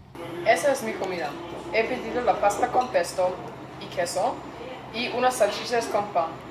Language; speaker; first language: Spanish; non-native, learner; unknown